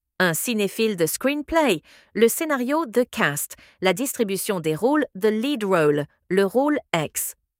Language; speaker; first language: French; native; French